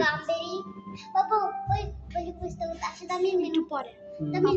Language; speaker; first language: Italian; early bilingual, other home language; Bangla